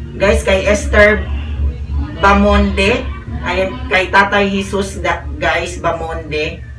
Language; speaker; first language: Filipino; native; Filipino